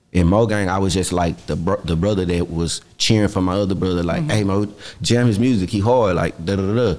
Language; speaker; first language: English; native; English